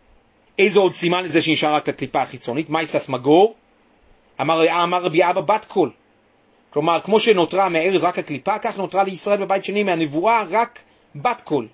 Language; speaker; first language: Hebrew; native; Hebrew